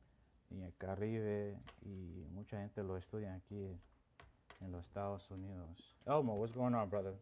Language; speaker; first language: Spanish; non-native, local second language; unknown